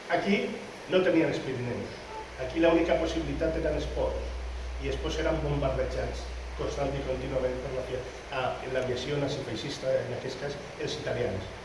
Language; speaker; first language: Catalan; non-native, local second language; Spanish